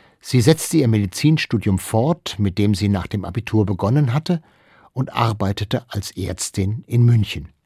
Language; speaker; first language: German; native; German